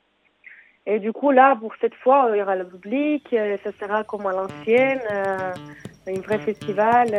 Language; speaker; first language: French; early bilingual, other home language; Armenian